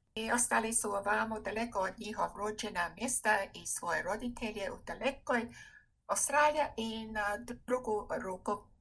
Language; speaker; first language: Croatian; non-native, fluent; English